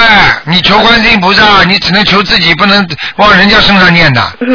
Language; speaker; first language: Chinese; native; Chinese